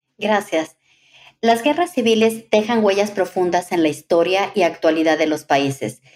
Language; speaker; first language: Spanish; native; Spanish